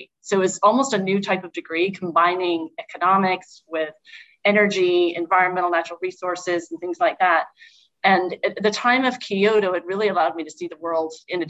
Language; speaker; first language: English; native; English